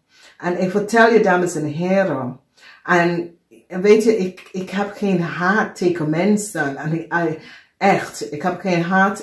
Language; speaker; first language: Dutch; non-native, fluent; English